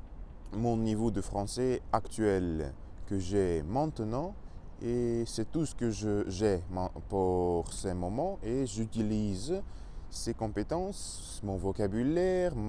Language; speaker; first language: French; non-native, learner; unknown